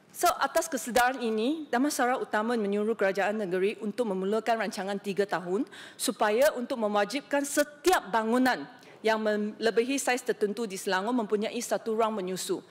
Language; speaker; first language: Malay; non-native, local second language; Chinese